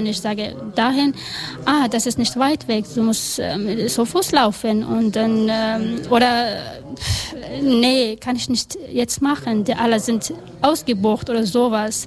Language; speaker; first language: German; non-native, learner; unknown